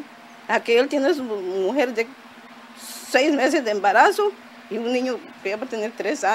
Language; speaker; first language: Spanish; native; Spanish